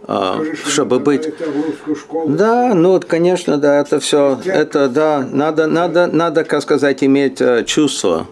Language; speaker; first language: Russian; early bilingual, heritage; Russian